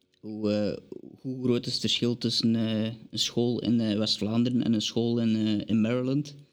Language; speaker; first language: Dutch; native; Dutch